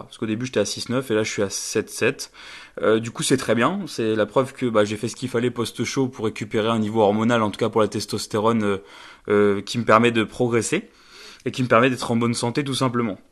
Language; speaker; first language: French; native; French